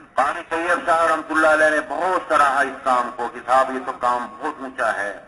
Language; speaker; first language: Urdu; native; Urdu